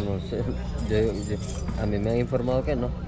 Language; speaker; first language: Spanish; native; Spanish